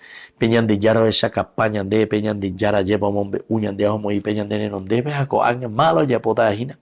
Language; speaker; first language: Spanish; native; Spanish